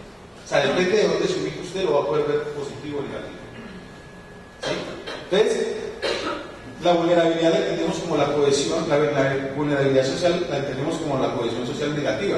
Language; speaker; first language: Spanish; native; Spanish